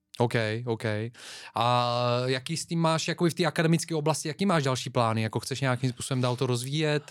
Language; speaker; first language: Czech; non-native, fluent; Bulgarian